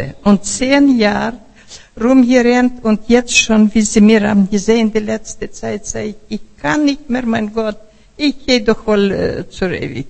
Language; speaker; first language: German; non-native, fluent; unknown